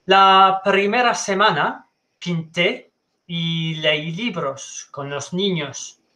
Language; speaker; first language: Spanish; non-native, learner; English